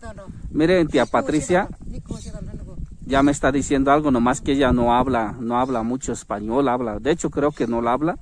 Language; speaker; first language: Spanish; native; Spanish